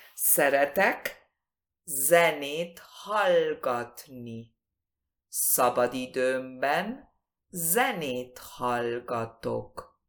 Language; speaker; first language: Hungarian; early bilingual, heritage; Spanish